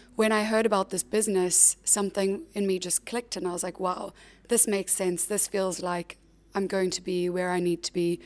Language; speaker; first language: English; native; English